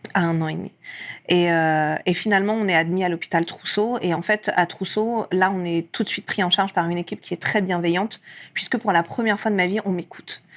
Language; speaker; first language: French; early bilingual, other home language; Persian